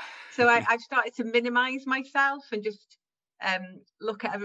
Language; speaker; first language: English; native; English